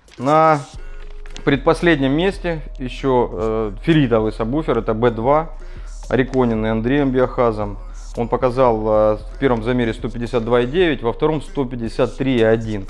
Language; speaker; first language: Russian; native; Russian